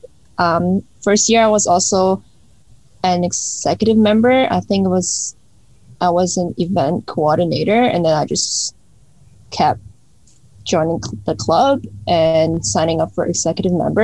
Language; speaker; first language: English; non-native, local second language; Cantonese